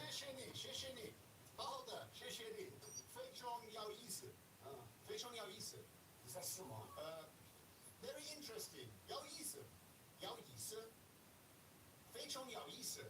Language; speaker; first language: Chinese; non-native, learner; English